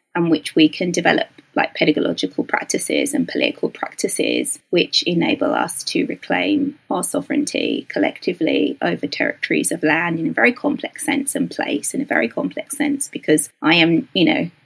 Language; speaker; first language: English; native; English